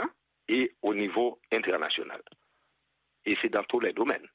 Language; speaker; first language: French; non-native, local second language; Haitian Creole